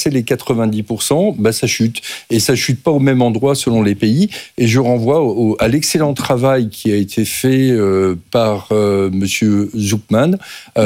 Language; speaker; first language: French; native; French